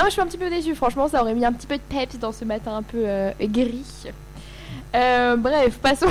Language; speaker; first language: French; native; French